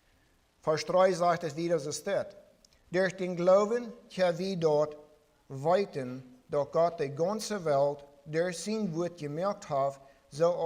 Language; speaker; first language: German; non-native, learner; Plautdietsch